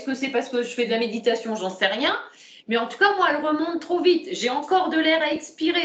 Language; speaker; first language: French; native; French